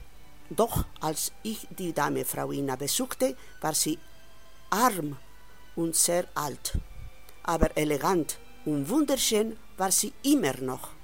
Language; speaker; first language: German; non-native, fluent; Spanish